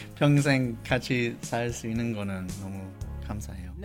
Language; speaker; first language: Korean; non-native, fluent; English